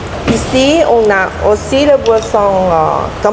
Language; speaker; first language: French; non-native, learner; Thai